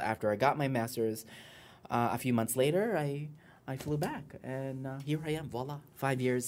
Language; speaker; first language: English; native; English